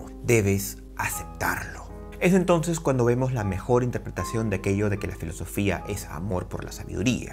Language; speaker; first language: Spanish; native; Spanish